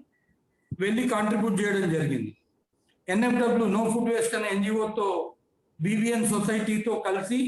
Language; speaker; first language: Telugu; native; Telugu